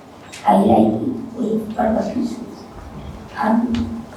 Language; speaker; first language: English; non-native, learner; Spanish